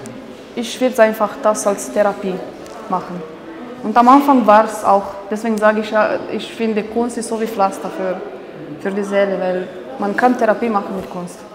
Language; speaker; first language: German; non-native, fluent; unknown